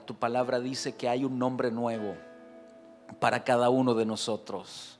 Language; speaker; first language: Spanish; native; Spanish